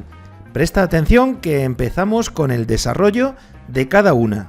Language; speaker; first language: Spanish; native; Spanish